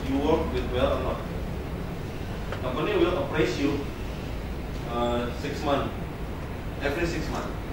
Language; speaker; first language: English; non-native, learner; Indonesian